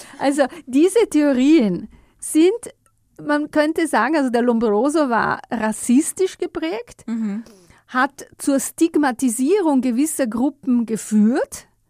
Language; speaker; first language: German; non-native, fluent; Italian